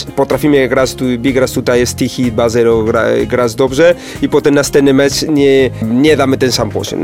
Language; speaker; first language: Polish; non-native, fluent; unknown